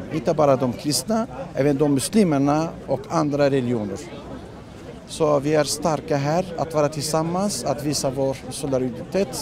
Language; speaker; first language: Swedish; non-native, fluent; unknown